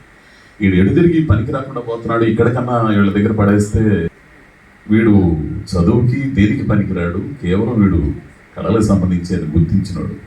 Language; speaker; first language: Telugu; native; Telugu